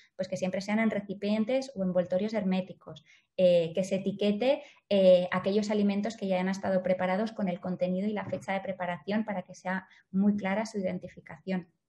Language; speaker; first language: Spanish; native; Spanish